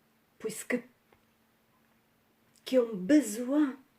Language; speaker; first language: French; non-native, learner; Portuguese